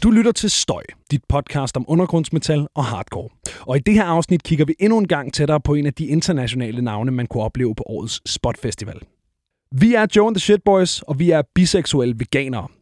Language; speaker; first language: Danish; native; Danish